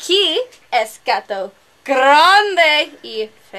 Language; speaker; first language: Spanish; non-native, learner; English